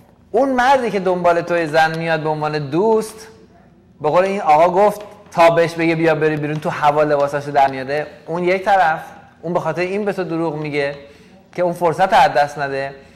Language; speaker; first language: Persian; native; Persian